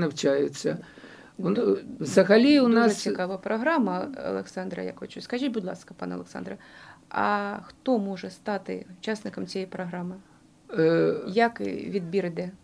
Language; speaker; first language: Ukrainian; native; Ukrainian